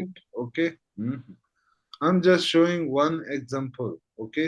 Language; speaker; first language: English; non-native, fluent; Tibetan